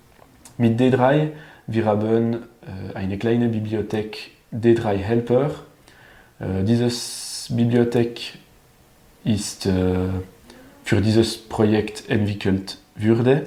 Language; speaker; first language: German; non-native, learner; French